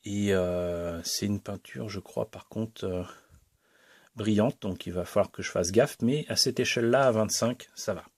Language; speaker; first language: French; native; French